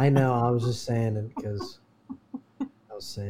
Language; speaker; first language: English; native; English